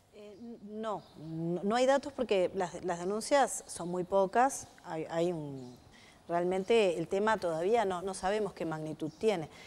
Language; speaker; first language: Spanish; native; Spanish